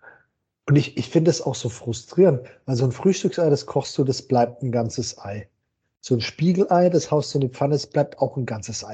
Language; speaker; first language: German; native; German